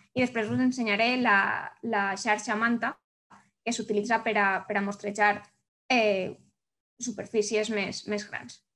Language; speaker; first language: Catalan; native; Catalan